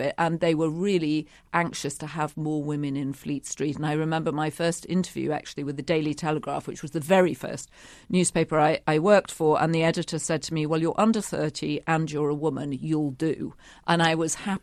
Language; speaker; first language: English; native; English